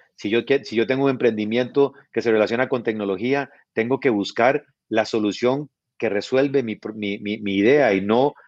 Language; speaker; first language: Spanish; native; Spanish